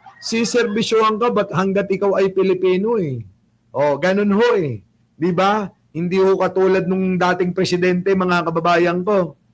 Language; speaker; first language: Filipino; non-native, local second language; Pangasinan